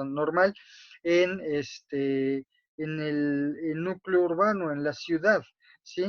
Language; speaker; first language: Spanish; native; Spanish